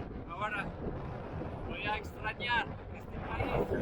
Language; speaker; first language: Spanish; non-native, learner; French